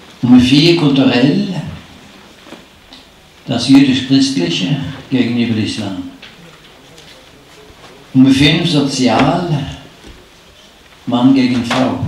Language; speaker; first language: German; non-native, fluent; Norwegian